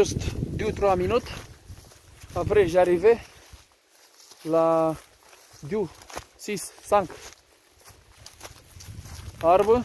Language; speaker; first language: French; non-native, learner; Romanian